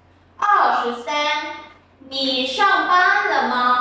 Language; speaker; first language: Chinese; non-native, fluent; Vietnamese